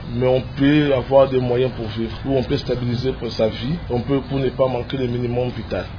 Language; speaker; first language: French; non-native, local second language; Lingala